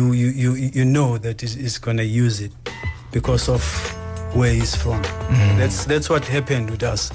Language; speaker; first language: English; non-native, local second language; Zulu